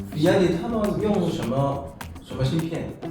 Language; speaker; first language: Chinese; non-native, learner; Korean